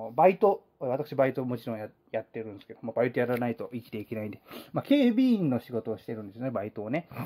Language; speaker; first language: Japanese; native; Japanese